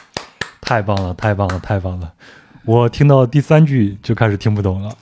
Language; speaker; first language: Chinese; native; Chinese